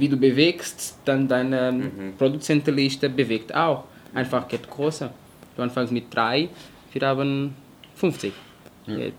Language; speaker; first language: German; non-native, fluent; Portuguese